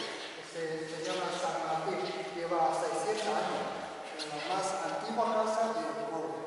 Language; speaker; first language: Spanish; non-native, learner; Chinese